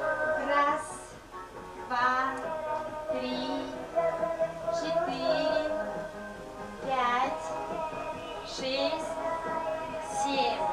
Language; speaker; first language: Russian; non-native, local second language; Yakut